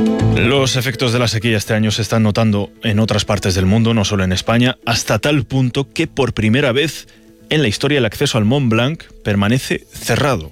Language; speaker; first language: Spanish; native; Spanish